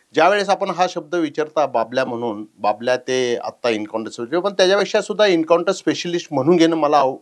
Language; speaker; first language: Marathi; native; Marathi